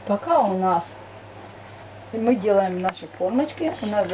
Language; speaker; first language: Russian; native; Russian